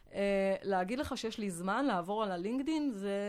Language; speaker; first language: Hebrew; non-native, fluent; French